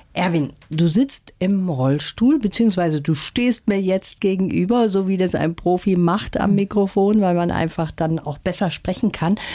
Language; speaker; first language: German; native; German